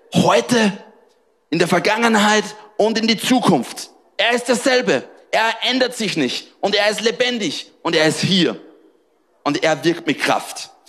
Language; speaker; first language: German; native; German